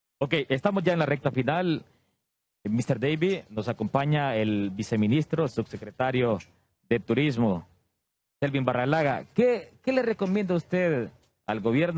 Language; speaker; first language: Spanish; native; Spanish